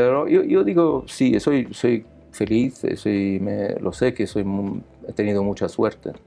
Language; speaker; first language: Spanish; non-native, learner; Italian